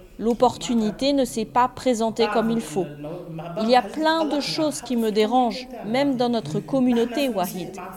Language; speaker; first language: French; non-native, local second language; Arabic